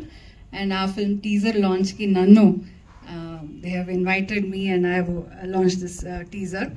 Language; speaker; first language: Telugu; non-native, learner; Kannada